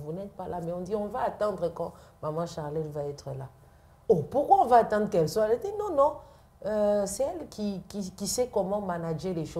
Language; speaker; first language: French; non-native, local second language; Lingala